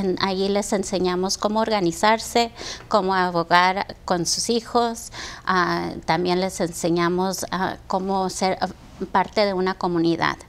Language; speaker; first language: Spanish; early bilingual, heritage; Spanish